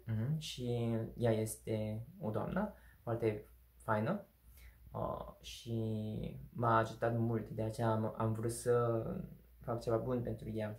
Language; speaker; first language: Romanian; non-native, learner; Korean